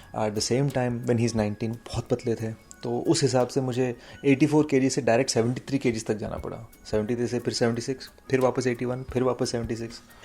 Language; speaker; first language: Hindi; non-native, fluent; Telugu